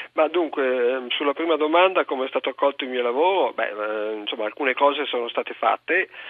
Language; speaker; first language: Italian; native; Italian